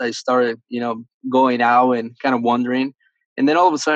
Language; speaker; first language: English; early bilingual, other home language; Spanish